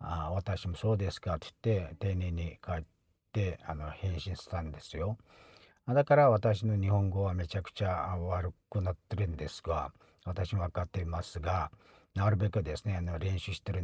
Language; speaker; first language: Japanese; non-native, fluent; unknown